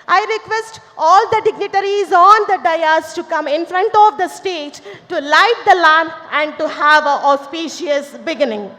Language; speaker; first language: English; non-native, local second language; Kannada